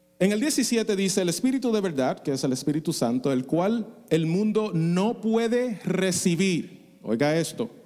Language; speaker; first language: Spanish; non-native, fluent; English